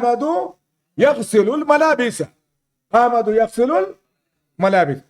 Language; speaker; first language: Arabic; non-native, fluent; Urdu